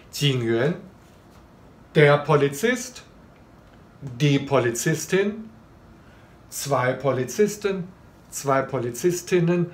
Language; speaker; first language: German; non-native, fluent; Chinese